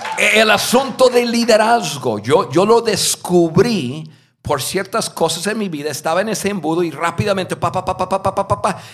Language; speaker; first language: Spanish; non-native, fluent; English